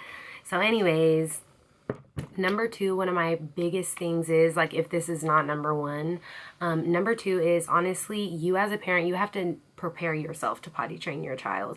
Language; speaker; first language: English; native; English